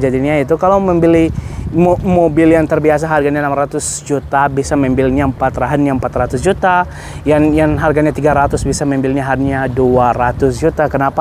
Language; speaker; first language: Indonesian; non-native, fluent; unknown